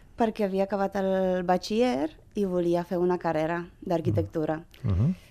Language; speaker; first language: Catalan; non-native, fluent; Romanian